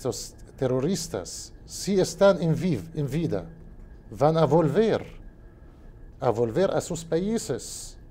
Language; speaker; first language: Spanish; non-native, learner; Arabic